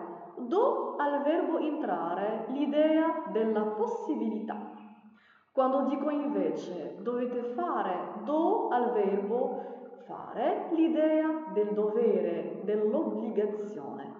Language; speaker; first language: Italian; non-native, fluent; Arabic